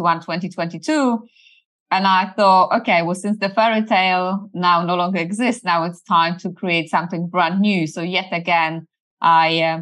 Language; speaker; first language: English; non-native, fluent; Polish